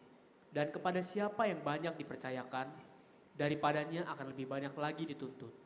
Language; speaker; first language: Indonesian; native; Indonesian